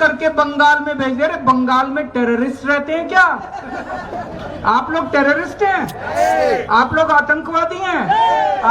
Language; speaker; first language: Hindi; native; Hindi